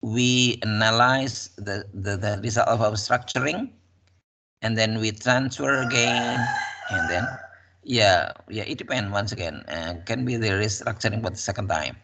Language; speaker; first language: English; non-native, fluent; Indonesian